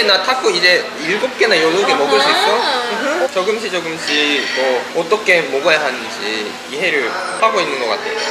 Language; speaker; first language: Korean; non-native, fluent; Japanese